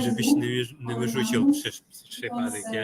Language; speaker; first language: Polish; non-native, fluent; Ukrainian